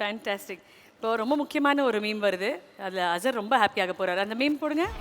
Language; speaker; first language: Tamil; native; Tamil